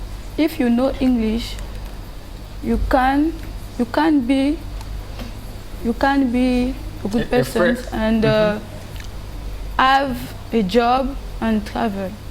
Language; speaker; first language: English; non-native, learner; French